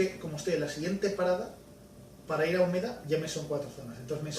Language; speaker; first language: Spanish; native; Spanish